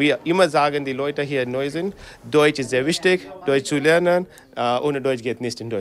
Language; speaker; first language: German; non-native, learner; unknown